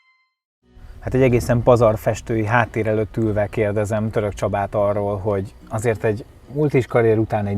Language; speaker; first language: Hungarian; native; Hungarian